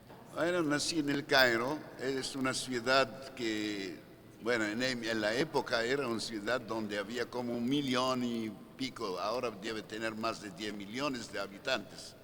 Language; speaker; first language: Spanish; non-native, fluent; French